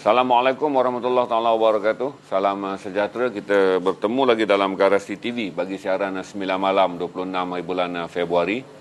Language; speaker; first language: Malay; native; Malay